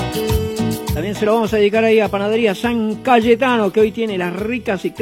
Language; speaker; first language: Spanish; native; Spanish